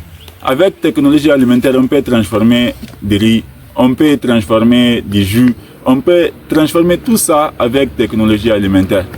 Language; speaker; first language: French; non-native, learner; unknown